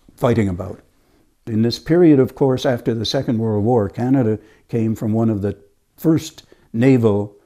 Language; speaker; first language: English; native; English